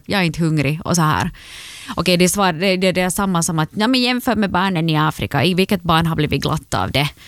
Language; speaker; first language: Swedish; native; Swedish